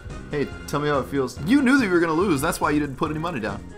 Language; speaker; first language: English; native; English